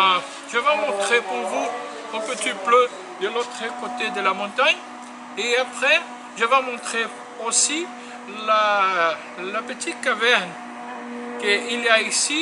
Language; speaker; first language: French; non-native, learner; Portuguese